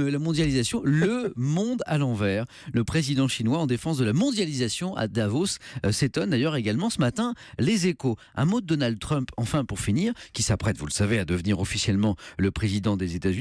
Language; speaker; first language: French; native; French